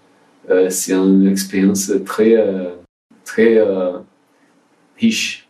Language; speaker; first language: French; non-native, learner; Portuguese